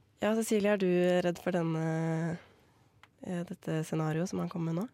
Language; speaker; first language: Norwegian; native; Norwegian